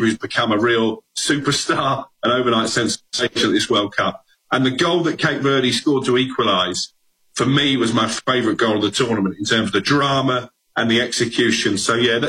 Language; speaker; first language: English; native; English